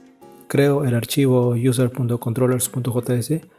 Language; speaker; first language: Spanish; native; Spanish